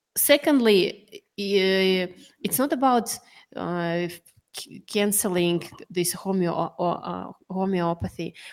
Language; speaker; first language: English; non-native, fluent; Russian